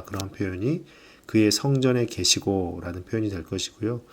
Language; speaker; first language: Korean; native; Korean